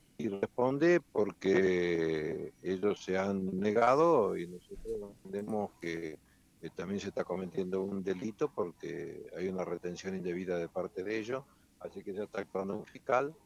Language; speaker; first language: Spanish; native; Spanish